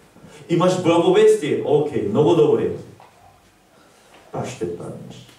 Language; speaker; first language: Bulgarian; non-native, learner; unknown